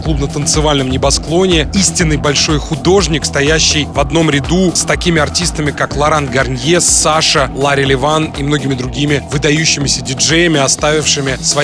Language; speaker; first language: Russian; native; Russian